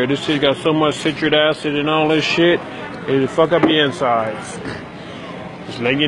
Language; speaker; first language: English; native; English